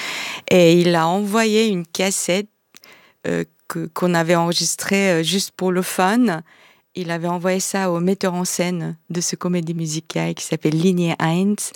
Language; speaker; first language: French; non-native, fluent; Korean